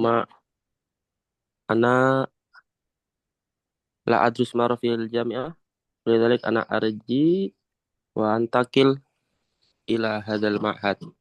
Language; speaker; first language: Arabic; non-native, learner; Indonesian